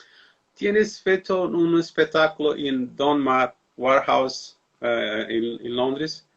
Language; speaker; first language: Spanish; non-native, learner; Portuguese